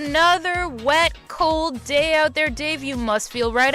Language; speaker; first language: English; native; English